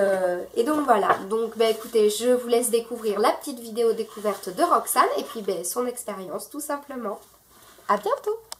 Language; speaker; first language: French; native; French